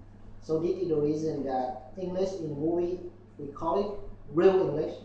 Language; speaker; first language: English; non-native, learner; Vietnamese